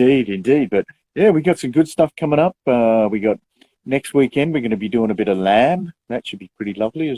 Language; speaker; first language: English; native; English